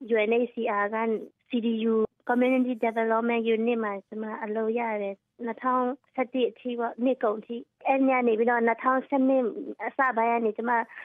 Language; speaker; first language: Burmese; non-native, local second language; Western Kayah